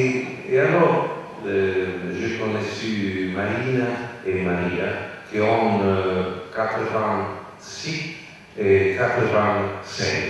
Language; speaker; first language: French; non-native, learner; Italian